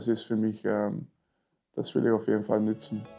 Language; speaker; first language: German; non-native, fluent; French